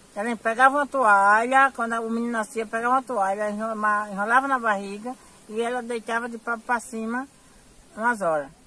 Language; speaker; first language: Portuguese; native; Portuguese